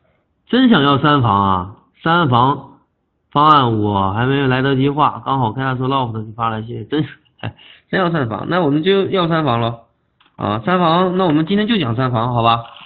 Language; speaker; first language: Chinese; native; Chinese